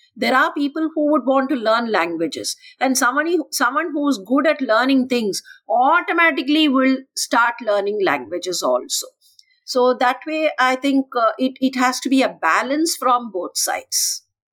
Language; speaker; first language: English; non-native, local second language; Tamil